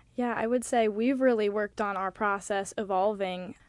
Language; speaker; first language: English; native; English